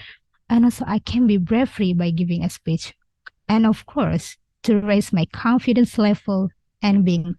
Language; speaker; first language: English; non-native, learner; Indonesian